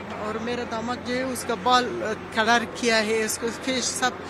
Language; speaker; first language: Hindi; non-native, learner; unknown